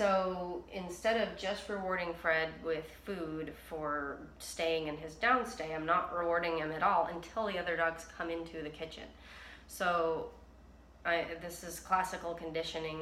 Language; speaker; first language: English; native; English